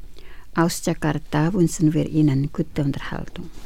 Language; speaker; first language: German; non-native, fluent; Indonesian